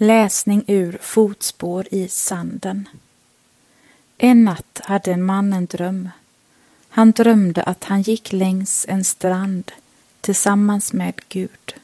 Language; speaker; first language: Swedish; native; Swedish